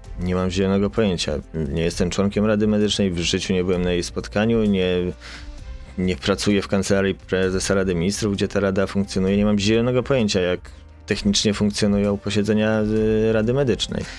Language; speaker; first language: Polish; native; Polish